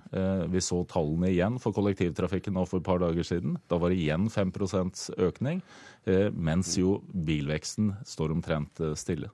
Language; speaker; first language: Norwegian; native; Norwegian